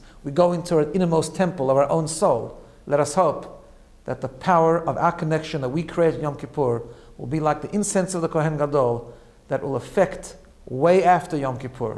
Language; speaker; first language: English; native; English